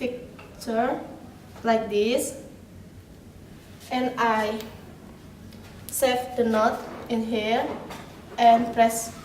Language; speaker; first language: English; non-native, learner; Indonesian